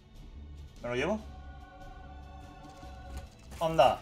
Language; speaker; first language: Spanish; native; Spanish